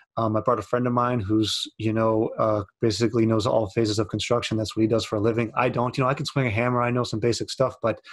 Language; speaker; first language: English; native; English